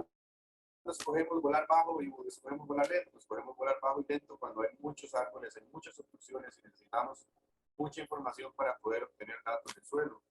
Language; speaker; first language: Spanish; native; Spanish